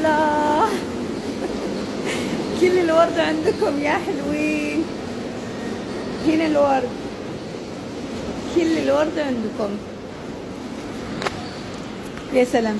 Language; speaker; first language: Arabic; native; Arabic